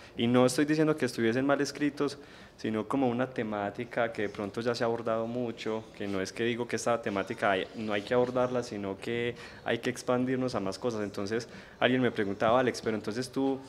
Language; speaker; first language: Spanish; native; Spanish